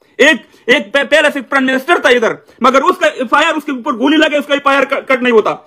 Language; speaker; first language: Urdu; non-native, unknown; Pashto